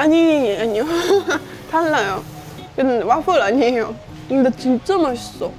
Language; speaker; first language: Korean; non-native, fluent; Estonian